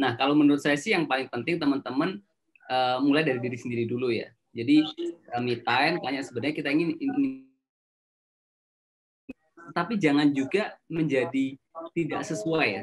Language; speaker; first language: Indonesian; native; Indonesian